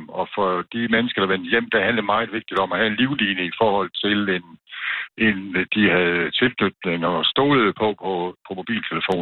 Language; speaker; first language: Danish; native; Danish